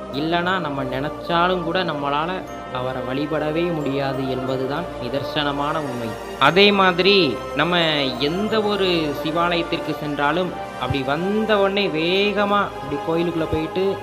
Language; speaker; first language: Tamil; native; Tamil